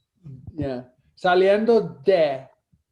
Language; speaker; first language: Spanish; non-native, fluent; English